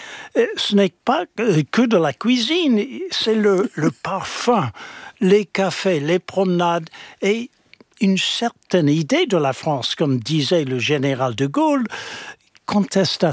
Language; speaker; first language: French; non-native, fluent; English